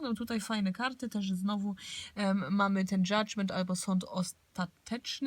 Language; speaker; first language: Polish; early bilingual, heritage; Polish